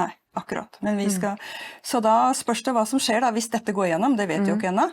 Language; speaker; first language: Norwegian; native; Norwegian